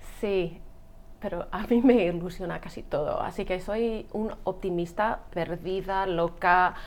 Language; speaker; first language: Spanish; non-native, fluent; English